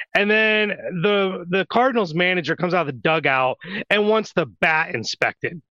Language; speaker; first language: English; native; English